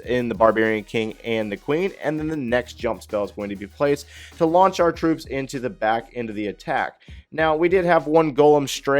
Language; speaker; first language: English; native; English